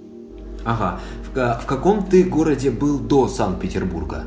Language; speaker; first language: Russian; native; Russian